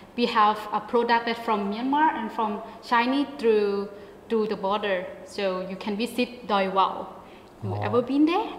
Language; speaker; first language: English; non-native, learner; Thai